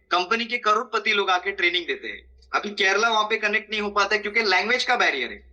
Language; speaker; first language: Hindi; non-native, local second language; Malayalam